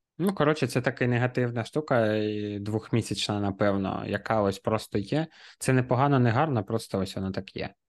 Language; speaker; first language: Ukrainian; non-native, local second language; Russian